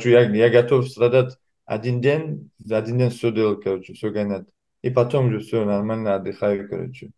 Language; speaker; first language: Russian; early bilingual, heritage; Kumyk